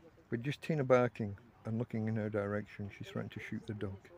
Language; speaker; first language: English; native; English